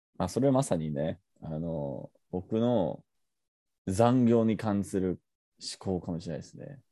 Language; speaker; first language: Japanese; non-native, fluent; English